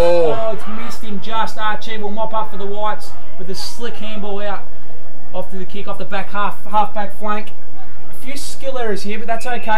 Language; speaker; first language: English; native; English